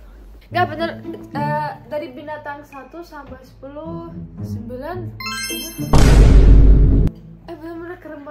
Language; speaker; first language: Indonesian; early bilingual, other home language; Russian